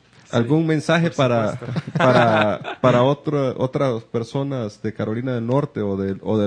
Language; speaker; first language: Spanish; native; Spanish